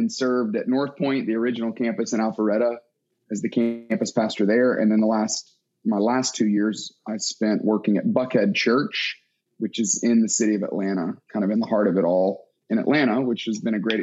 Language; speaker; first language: English; native; English